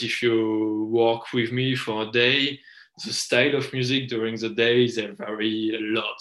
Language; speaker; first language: English; non-native, fluent; French